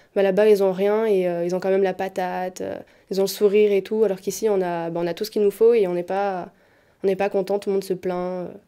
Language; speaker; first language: French; native; French